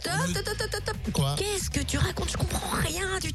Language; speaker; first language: French; native; French